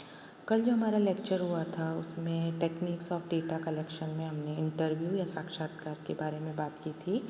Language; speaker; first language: Hindi; native; Hindi